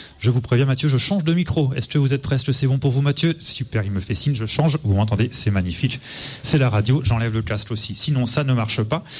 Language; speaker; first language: French; native; French